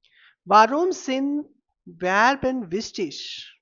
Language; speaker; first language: German; non-native, fluent; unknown